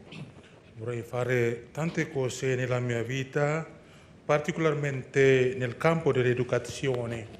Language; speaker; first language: Italian; non-native, learner; Indonesian